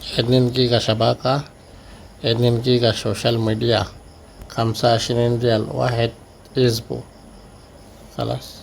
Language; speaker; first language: Arabic; non-native, learner; Bangla